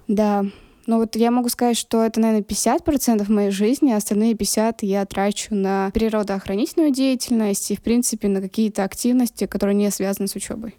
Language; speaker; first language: Russian; non-native, local second language; Lezghian